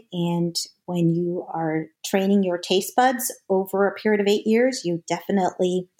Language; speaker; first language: English; native; English